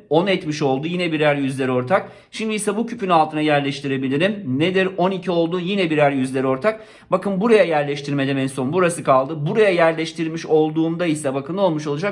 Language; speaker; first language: Turkish; native; Turkish